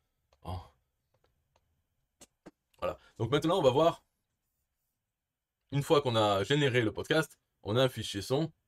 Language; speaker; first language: French; native; French